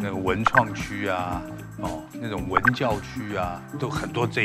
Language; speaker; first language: Chinese; native; Chinese